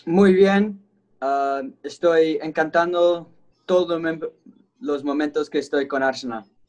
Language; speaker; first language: Spanish; early bilingual, heritage; Spanish